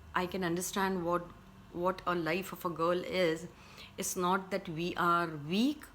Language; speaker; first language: English; non-native, local second language; Hindi